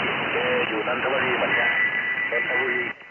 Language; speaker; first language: Thai; native; Thai